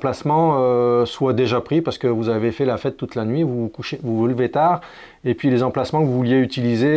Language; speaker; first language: French; native; French